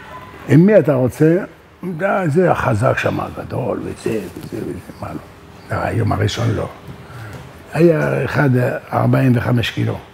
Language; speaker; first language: Hebrew; non-native, learner; French